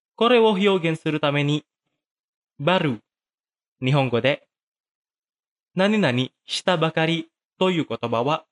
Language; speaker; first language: Japanese; non-native, fluent; Indonesian